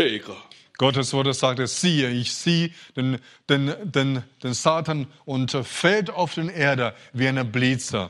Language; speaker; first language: German; non-native, fluent; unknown